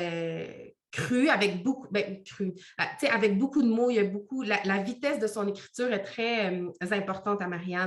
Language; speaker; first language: French; native; French